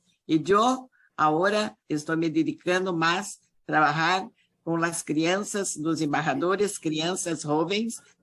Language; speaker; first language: Spanish; non-native, learner; Portuguese